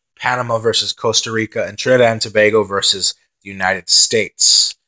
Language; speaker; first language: English; native; English